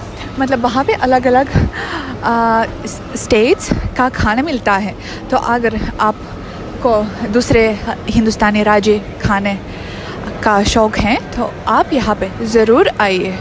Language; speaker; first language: Hindi; non-native, fluent; Russian